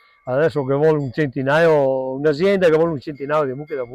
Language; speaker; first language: Italian; non-native, local second language; Venetian